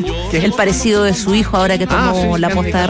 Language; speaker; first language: Spanish; native; Spanish